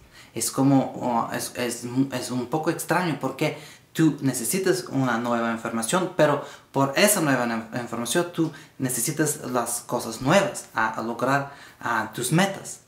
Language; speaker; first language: Spanish; non-native, learner; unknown